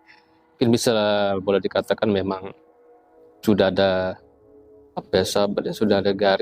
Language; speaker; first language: Indonesian; native; Indonesian